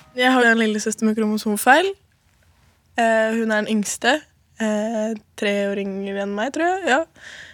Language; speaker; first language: Norwegian; native; Norwegian